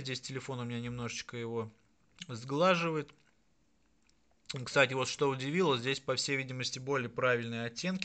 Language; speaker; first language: Russian; native; Russian